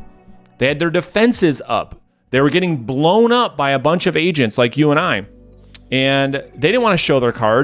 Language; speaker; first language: English; native; English